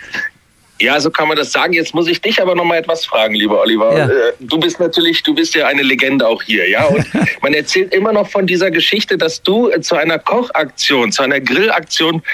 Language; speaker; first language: German; native; German